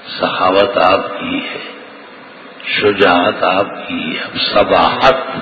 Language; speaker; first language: Urdu; non-native, local second language; Pashto